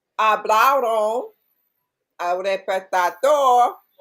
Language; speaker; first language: Spanish; non-native, learner; English